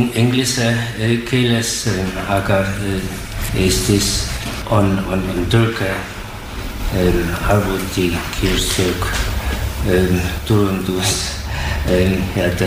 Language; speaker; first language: Estonian; non-native, learner; German